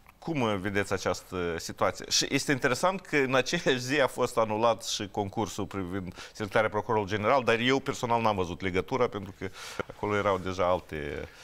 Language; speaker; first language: Romanian; native; Romanian